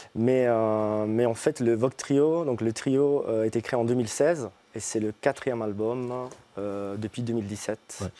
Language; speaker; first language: French; early bilingual, other home language; Italian